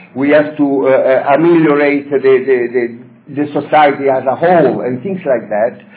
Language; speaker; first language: English; non-native, fluent; Italian